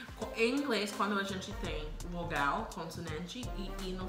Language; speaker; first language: Portuguese; non-native, fluent; English